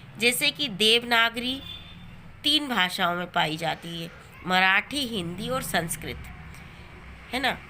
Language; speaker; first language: Hindi; native; Hindi